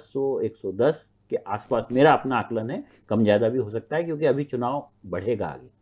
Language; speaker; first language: Hindi; native; Hindi